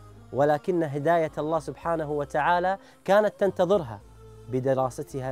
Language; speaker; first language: Arabic; native; Arabic